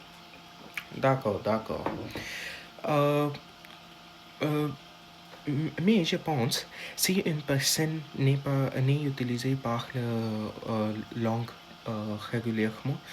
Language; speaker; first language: French; non-native, learner; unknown